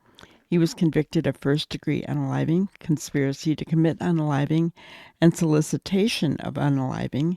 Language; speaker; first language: English; native; English